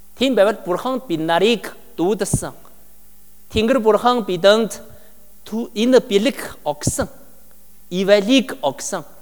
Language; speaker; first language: Mongolian; non-native, learner; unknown